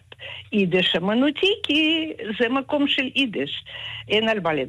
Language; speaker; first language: Hebrew; non-native, fluent; Russian